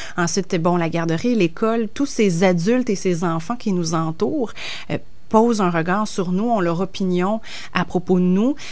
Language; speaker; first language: French; native; French